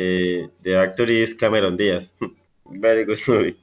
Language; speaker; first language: English; non-native, learner; Spanish